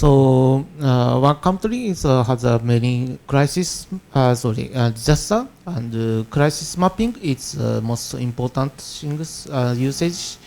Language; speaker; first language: English; non-native, learner; Japanese